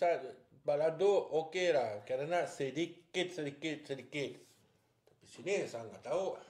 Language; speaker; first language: Indonesian; non-native, learner; French